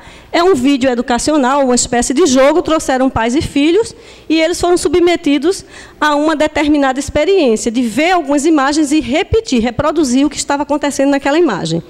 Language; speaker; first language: Portuguese; native; Portuguese